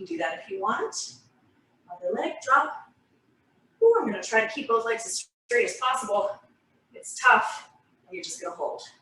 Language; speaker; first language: English; native; English